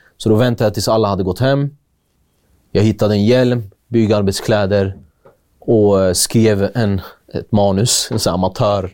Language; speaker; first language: Swedish; early bilingual, other home language; Kurdish